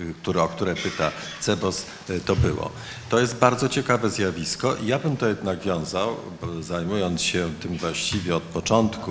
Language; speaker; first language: Polish; native; Polish